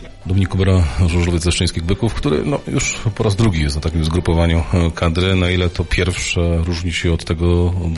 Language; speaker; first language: Polish; native; Polish